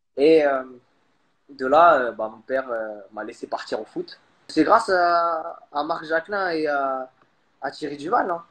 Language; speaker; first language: French; early bilingual, other home language; Khmer